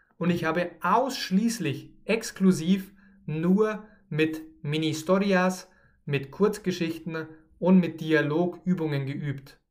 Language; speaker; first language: German; native; German